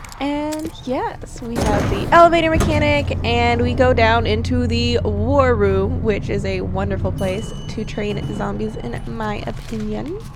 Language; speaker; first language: English; native; English